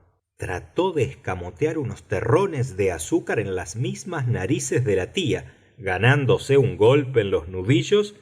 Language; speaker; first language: Spanish; native; Spanish